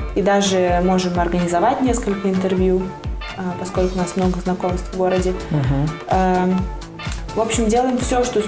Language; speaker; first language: Russian; native; Russian